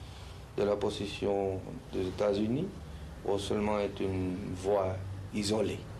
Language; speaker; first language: French; non-native, fluent; Spanish